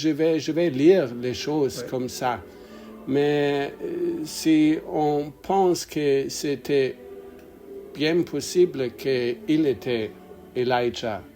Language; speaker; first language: French; non-native, learner; English